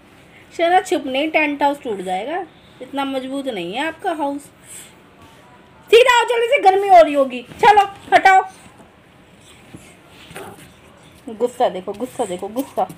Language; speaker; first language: Hindi; native; Hindi